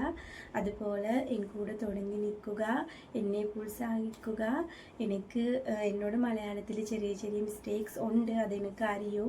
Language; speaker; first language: Malayalam; non-native, learner; Tamil